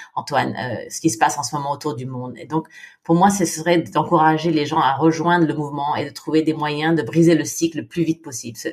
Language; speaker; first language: French; non-native, fluent; Filipino